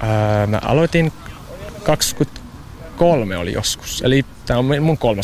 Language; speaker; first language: Finnish; early bilingual, heritage; English